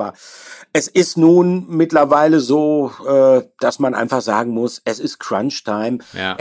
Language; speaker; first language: German; native; German